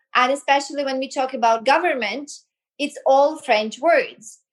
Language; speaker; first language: English; non-native, fluent; Belarusian